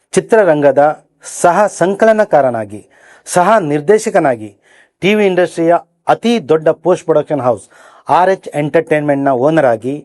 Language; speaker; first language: Kannada; native; Kannada